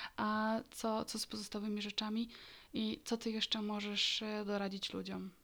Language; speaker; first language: Polish; native; Polish